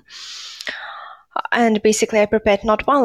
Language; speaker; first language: English; non-native, fluent; Russian